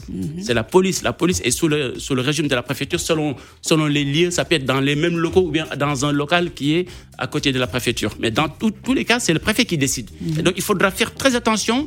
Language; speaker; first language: French; non-native, local second language; Wolof